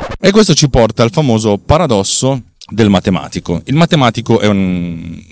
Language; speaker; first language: Italian; native; Italian